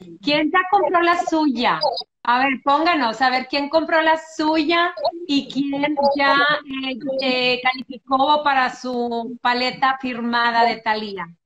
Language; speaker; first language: Spanish; native; Spanish